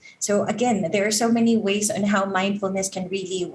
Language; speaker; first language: English; non-native, local second language; Filipino